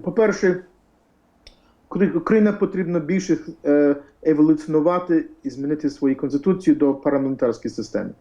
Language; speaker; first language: Ukrainian; early bilingual, heritage; English